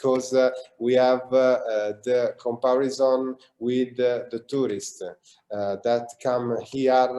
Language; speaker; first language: English; non-native, learner; Italian